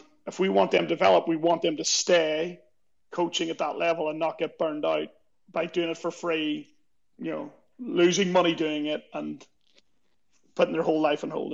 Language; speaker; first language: English; native; English